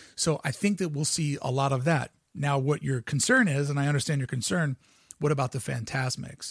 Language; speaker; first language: English; native; English